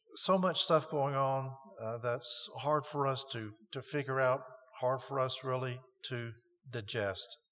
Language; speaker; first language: English; native; English